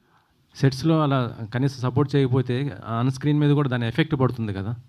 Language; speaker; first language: Telugu; native; Telugu